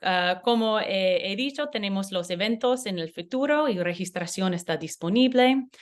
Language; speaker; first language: Spanish; non-native, learner; English